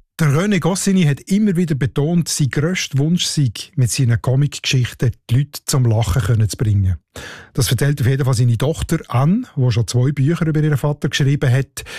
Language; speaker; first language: German; native; German